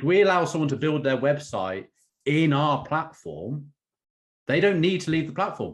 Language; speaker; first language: English; native; English